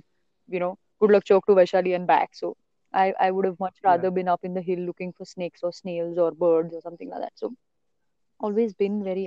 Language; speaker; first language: English; non-native, local second language; Marathi